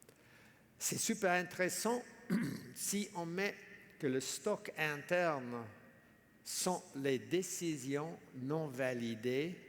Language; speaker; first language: French; non-native, fluent; English